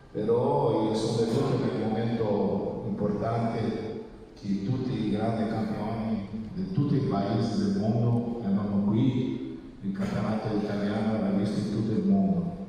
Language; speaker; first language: Italian; non-native, fluent; Portuguese